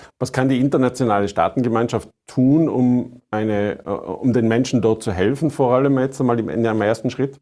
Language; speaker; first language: German; native; German